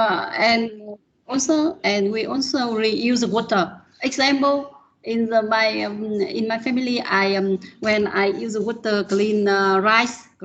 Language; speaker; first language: English; non-native, learner; Vietnamese